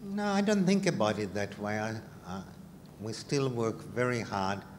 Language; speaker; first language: English; non-native, fluent; Hungarian